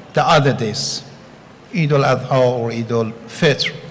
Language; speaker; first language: English; non-native, fluent; Persian